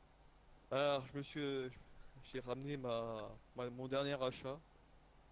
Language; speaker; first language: French; native; French